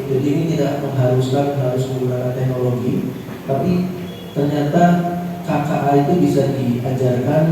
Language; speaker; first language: Indonesian; native; Indonesian